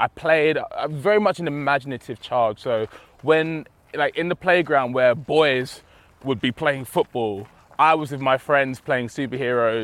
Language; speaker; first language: English; native; English